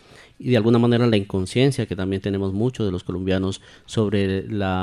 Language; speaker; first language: Spanish; native; Spanish